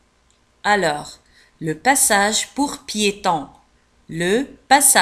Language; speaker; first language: French; non-native, local second language; Arabic